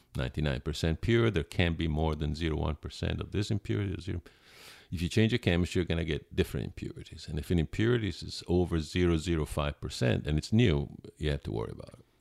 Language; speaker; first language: English; non-native, fluent; Italian